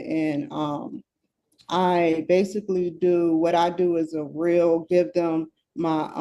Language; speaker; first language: English; native; English